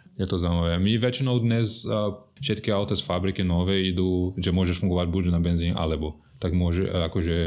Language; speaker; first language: Slovak; non-native, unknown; Portuguese